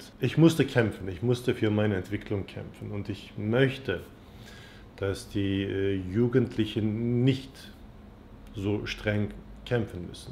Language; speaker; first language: German; non-native, fluent; Turkish